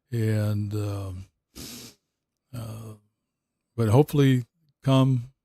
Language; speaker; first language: English; native; English